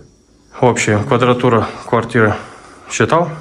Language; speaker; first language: Russian; native; Russian